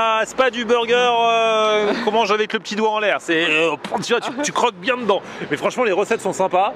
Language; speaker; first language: French; native; French